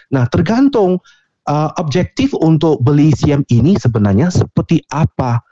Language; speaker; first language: Indonesian; non-native, fluent; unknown